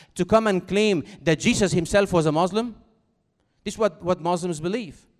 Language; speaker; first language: English; non-native, fluent; Arabic